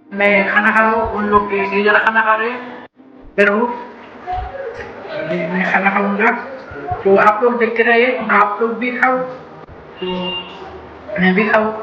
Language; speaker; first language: Hindi; non-native, local second language; Bangla